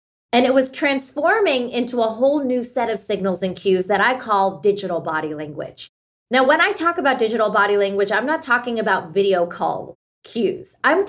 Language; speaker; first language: English; early bilingual, other home language; Hindi